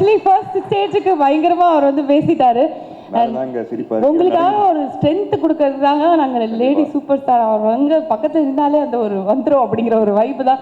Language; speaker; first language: Tamil; native; Tamil